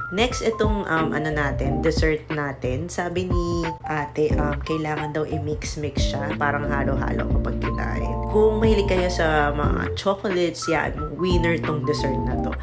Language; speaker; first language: Filipino; native; Filipino